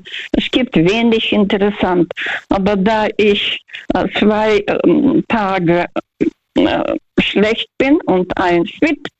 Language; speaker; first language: German; non-native, fluent; Russian